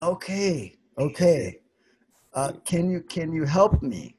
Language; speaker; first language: English; non-native, fluent; Swedish